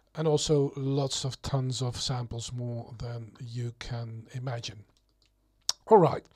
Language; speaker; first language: English; non-native, fluent; Dutch